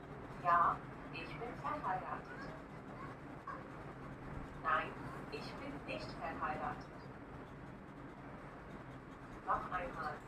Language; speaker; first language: German; non-native, fluent; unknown